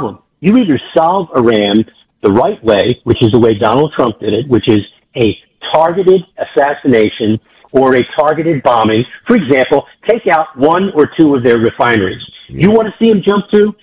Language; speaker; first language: English; native; English